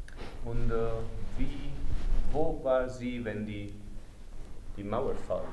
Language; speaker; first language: German; non-native, learner; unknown